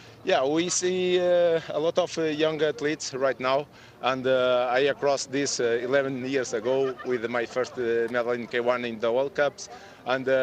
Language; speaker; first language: English; non-native, learner; Spanish